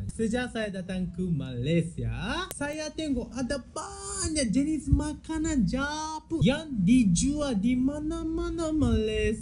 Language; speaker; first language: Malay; non-native, learner; Japanese